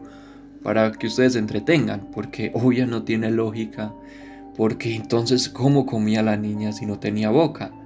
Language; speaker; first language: Spanish; native; Spanish